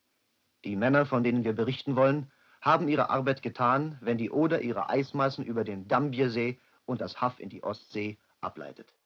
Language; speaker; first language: German; native; German